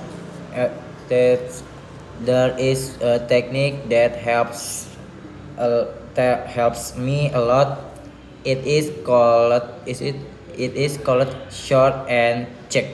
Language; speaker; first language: English; non-native, learner; Indonesian